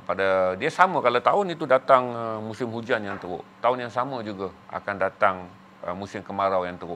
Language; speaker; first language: Malay; native; Malay